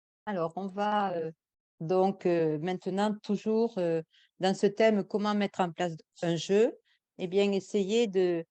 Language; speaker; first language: French; native; French